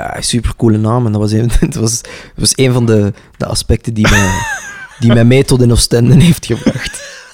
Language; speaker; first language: Dutch; native; Dutch